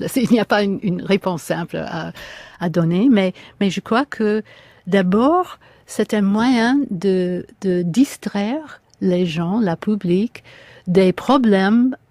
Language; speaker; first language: French; non-native, fluent; English